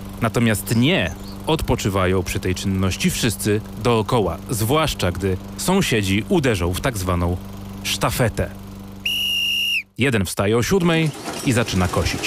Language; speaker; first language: Polish; native; Polish